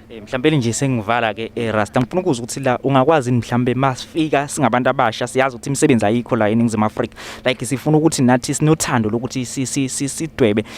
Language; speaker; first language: Zulu; native; Zulu